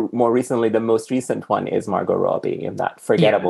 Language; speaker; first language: English; non-native, fluent; Arabic